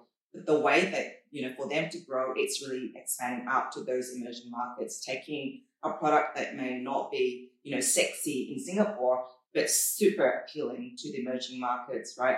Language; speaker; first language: English; native; English